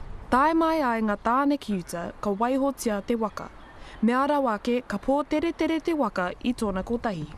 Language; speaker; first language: Māori; native; Māori